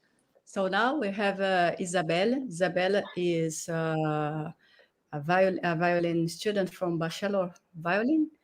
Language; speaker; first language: English; non-native, fluent; Portuguese